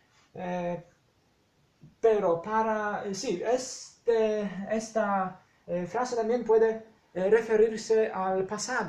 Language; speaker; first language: Spanish; non-native, fluent; Polish